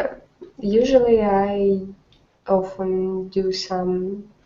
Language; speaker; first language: English; non-native, learner; Russian